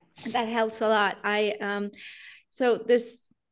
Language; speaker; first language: English; non-native, fluent; Norwegian